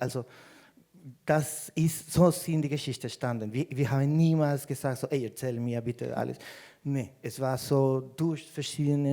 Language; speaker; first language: German; non-native, fluent; Spanish